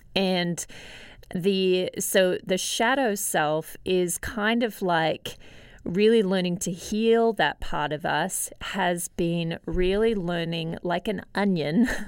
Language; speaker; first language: English; native; English